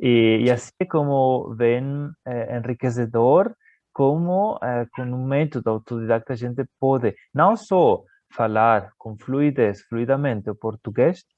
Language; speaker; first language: Portuguese; non-native, fluent; Spanish